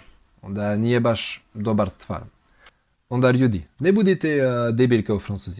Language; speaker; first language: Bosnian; non-native, learner; French